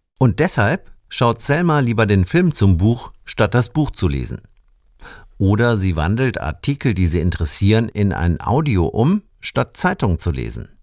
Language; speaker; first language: German; native; German